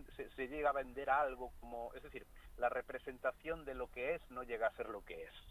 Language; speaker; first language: Spanish; non-native, local second language; Galician